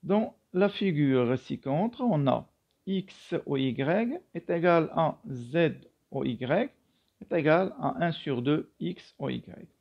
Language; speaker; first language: French; non-native, local second language; Arabic